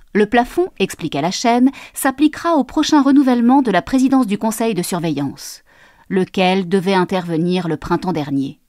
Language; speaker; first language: French; native; French